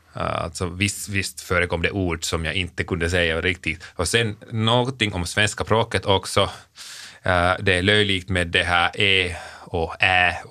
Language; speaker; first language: Swedish; non-native, local second language; Finnish